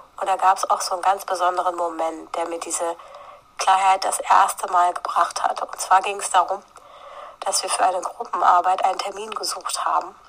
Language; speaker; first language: German; early bilingual, other home language; Turkish